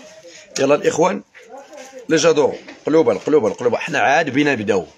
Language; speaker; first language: Arabic; native; Arabic